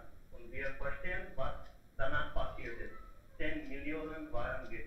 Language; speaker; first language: German; non-native, learner; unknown